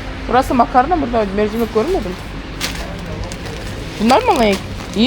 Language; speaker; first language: Turkish; non-native, learner; Kazakh